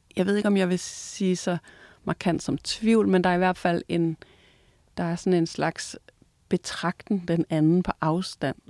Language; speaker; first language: Danish; native; Danish